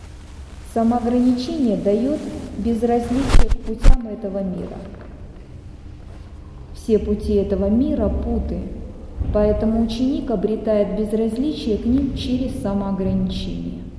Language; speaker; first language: Russian; native; Russian